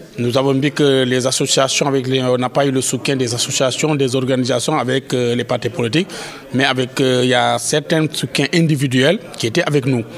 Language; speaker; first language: French; non-native, local second language; Fula